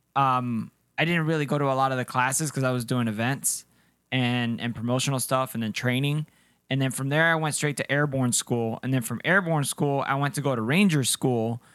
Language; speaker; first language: English; non-native, fluent; Spanish